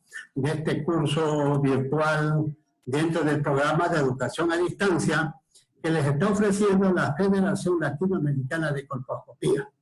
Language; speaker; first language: Spanish; native; Spanish